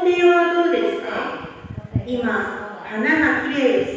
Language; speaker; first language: Japanese; non-native, learner; Indonesian